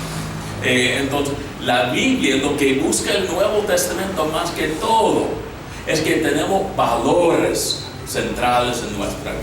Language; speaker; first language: Spanish; non-native, fluent; English